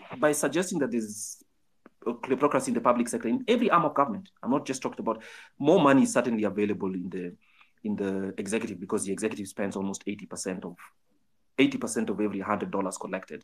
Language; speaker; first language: English; non-native, local second language; Luo (Kenya and Tanzania)